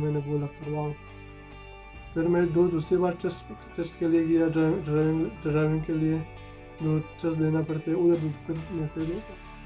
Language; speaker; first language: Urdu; non-native, fluent; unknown